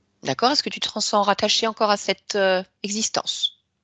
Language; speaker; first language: French; native; French